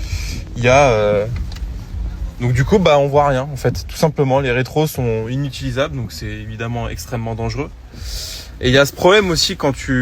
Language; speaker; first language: French; native; French